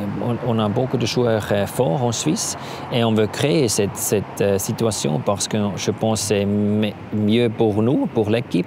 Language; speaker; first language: French; non-native, learner; German